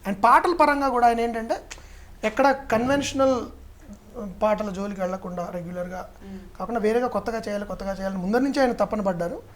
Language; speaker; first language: Telugu; native; Telugu